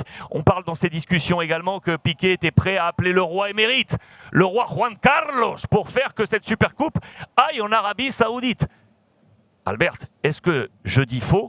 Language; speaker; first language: French; native; French